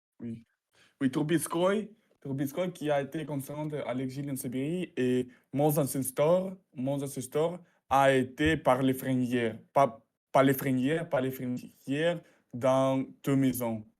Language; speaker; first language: French; non-native, learner; Russian